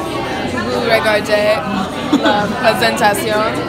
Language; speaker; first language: French; non-native, learner; English